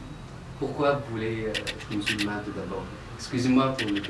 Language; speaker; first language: French; non-native, local second language; Arabic